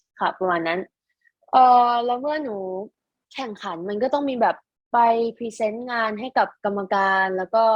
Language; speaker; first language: Thai; native; Thai